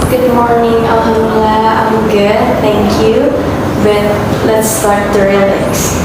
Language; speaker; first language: English; non-native, learner; Indonesian